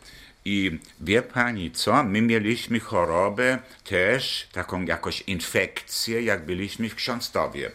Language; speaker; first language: Polish; non-native, local second language; German